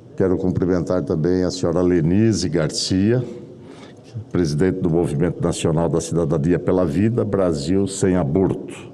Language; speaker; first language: Portuguese; native; Portuguese